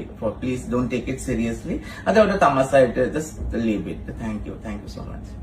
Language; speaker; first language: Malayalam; non-native, local second language; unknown